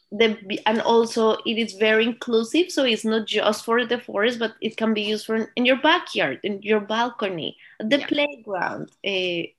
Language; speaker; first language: English; non-native, fluent; Spanish